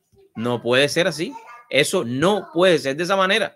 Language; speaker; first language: Spanish; native; Spanish